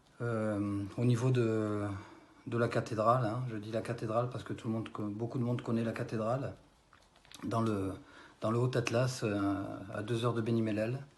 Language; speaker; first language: French; early bilingual, other home language; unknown